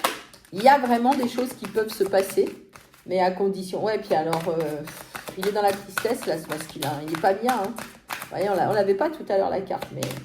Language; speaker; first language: French; native; French